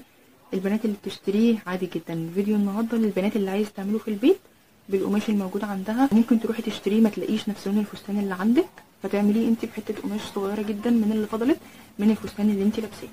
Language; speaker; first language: Arabic; native; Arabic